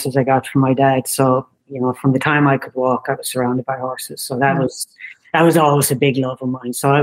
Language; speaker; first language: English; native; English